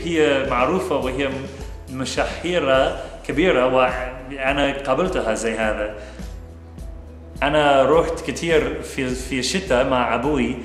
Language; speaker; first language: Arabic; non-native, fluent; English